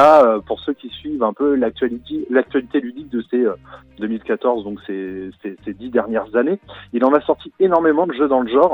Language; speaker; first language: French; native; French